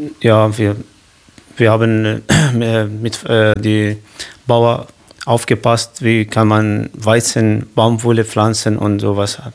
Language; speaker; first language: German; non-native, learner; Kurdish